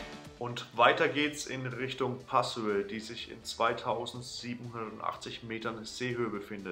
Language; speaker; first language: German; native; German